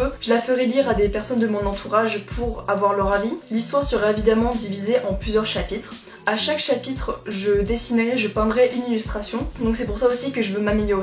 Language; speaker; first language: French; native; French